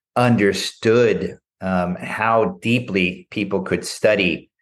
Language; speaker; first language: English; native; English